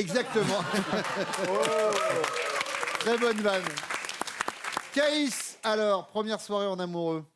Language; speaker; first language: French; native; French